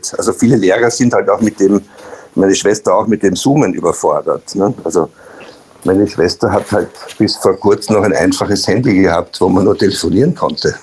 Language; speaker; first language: German; native; German